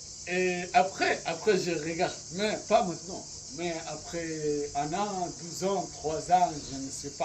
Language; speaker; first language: French; non-native, learner; Arabic